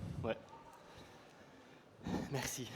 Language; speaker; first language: French; non-native, learner; Norwegian